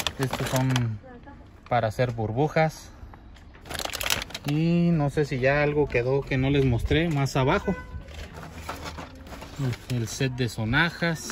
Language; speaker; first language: Spanish; native; Spanish